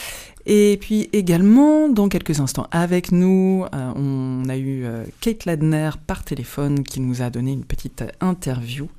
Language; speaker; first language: French; native; French